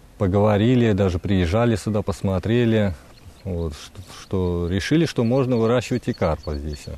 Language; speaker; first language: Russian; native; Russian